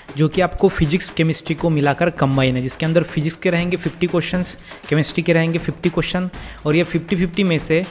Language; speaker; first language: Hindi; non-native, local second language; Marathi